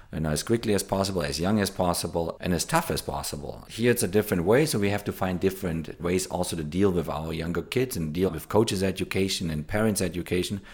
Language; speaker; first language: English; non-native, fluent; German